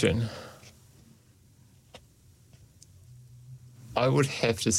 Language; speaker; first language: English; native; English